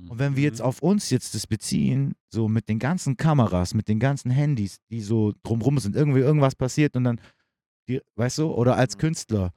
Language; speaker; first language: German; early bilingual, other home language; Turkish